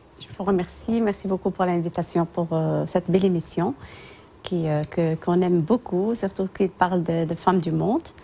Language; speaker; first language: French; non-native, local second language; Tachelhit